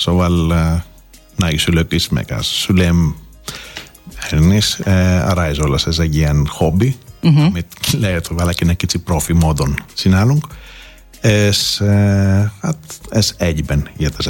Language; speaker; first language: Hungarian; non-native, learner; Greek